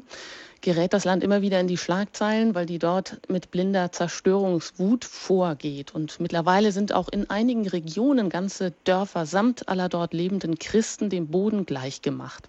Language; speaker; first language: German; native; German